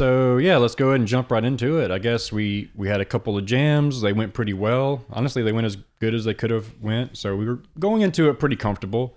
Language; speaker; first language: English; native; English